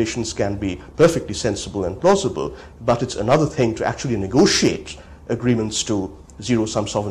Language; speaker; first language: English; non-native, local second language; Bangla